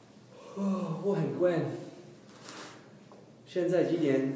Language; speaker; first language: Chinese; non-native, learner; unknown